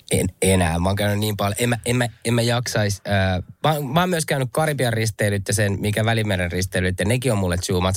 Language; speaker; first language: Finnish; native; Finnish